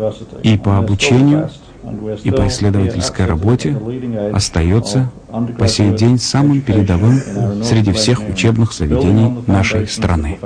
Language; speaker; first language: Russian; native; Russian